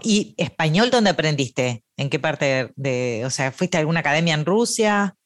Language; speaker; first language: Spanish; native; Spanish